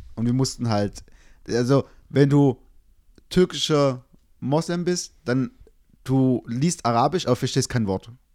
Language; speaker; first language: German; early bilingual, other home language; Turkish